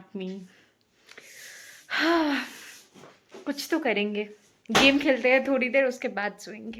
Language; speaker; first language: Hindi; non-native, local second language; Bangla